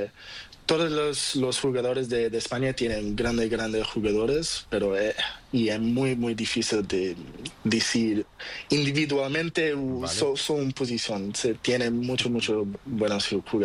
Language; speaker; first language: Spanish; non-native, learner; Portuguese